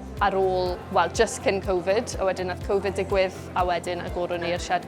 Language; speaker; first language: Welsh; native; Welsh